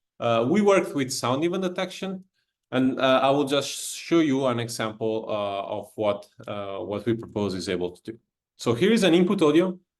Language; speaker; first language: English; non-native, fluent; Italian